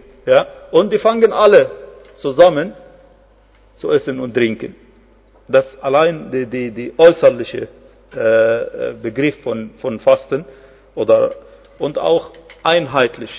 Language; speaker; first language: German; non-native, fluent; Arabic